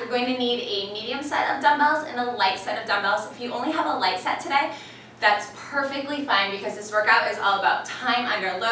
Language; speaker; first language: English; native; English